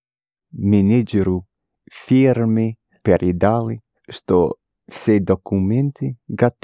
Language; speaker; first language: Russian; non-native, learner; English